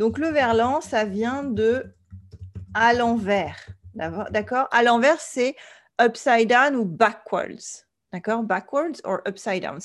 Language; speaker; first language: French; native; French